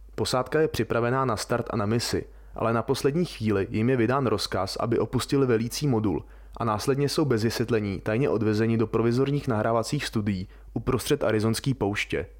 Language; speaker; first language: Czech; native; Czech